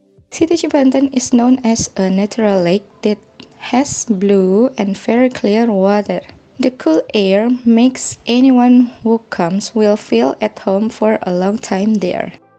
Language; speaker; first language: English; non-native, learner; Indonesian